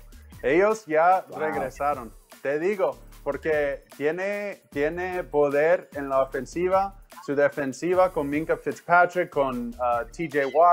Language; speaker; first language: Spanish; non-native, learner; English